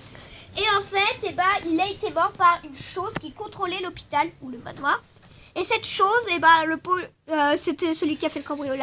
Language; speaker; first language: French; native; French